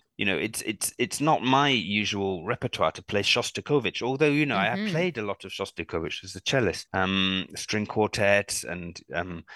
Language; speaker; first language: English; native; English